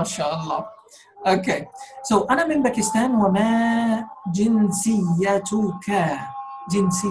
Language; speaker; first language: Arabic; non-native, fluent; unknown